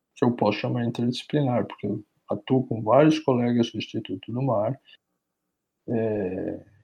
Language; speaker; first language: Portuguese; native; Portuguese